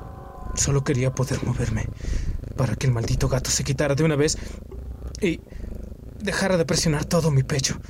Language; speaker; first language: Spanish; native; Spanish